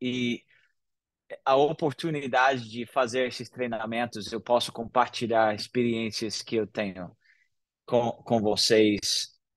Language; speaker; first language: Portuguese; non-native, fluent; English